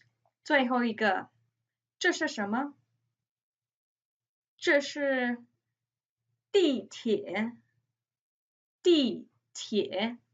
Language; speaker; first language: Chinese; non-native, fluent; English